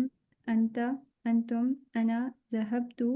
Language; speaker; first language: Arabic; non-native, learner; Urdu